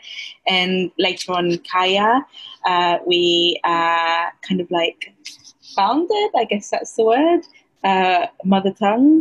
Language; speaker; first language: English; non-native, fluent; Greek